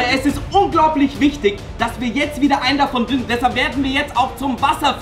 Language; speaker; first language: German; native; German